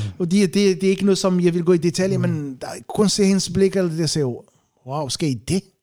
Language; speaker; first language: Danish; non-native, fluent; Arabic